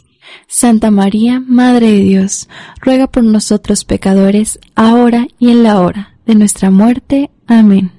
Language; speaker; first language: Spanish; native; Spanish